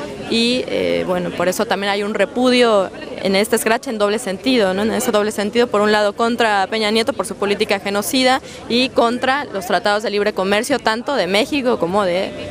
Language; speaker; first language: Spanish; native; Spanish